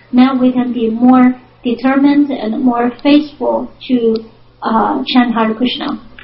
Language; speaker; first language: English; non-native, fluent; Chinese